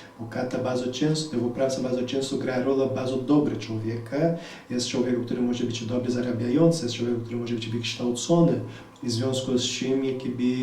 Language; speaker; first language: Polish; non-native, fluent; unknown